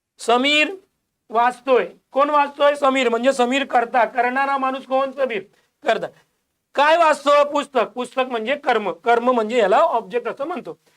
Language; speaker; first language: Marathi; non-native, local second language; Hindi